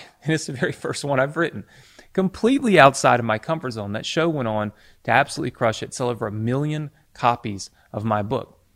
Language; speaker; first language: English; native; English